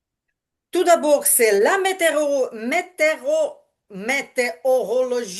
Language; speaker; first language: French; non-native, learner; Ukrainian